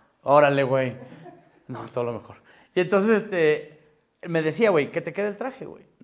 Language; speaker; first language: Spanish; native; Spanish